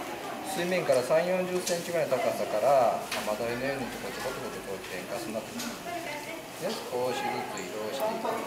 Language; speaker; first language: Japanese; native; Japanese